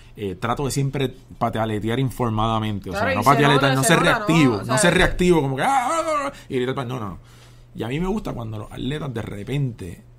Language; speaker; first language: Spanish; native; Spanish